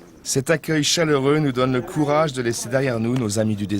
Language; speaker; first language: French; native; French